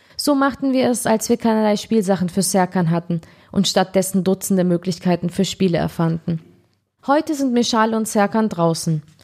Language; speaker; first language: German; early bilingual, other home language; Turkish